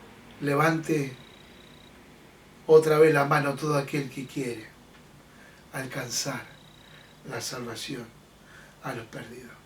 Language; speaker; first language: Spanish; native; Spanish